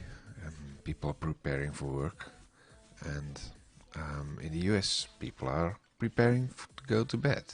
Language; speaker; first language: English; non-native, fluent; Dutch